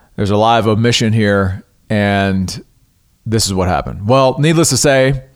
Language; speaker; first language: English; native; English